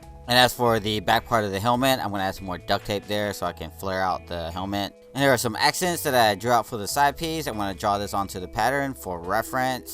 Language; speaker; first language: English; native; English